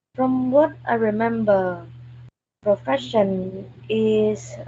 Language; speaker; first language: English; non-native, learner; Vietnamese